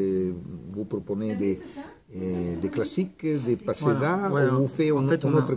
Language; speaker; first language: French; non-native, learner; Italian